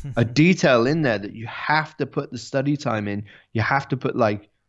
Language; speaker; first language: English; native; English